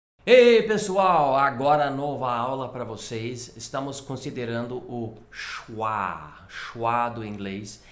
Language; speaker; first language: Portuguese; non-native, fluent; English